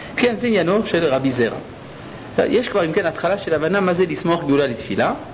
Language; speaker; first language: Hebrew; early bilingual, other home language; French